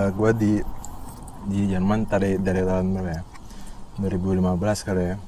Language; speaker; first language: Indonesian; native; Indonesian